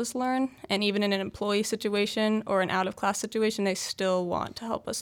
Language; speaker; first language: English; native; English